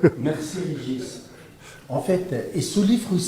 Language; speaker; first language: French; non-native, fluent; Persian